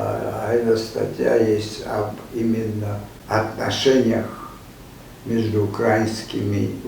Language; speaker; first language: Russian; non-native, fluent; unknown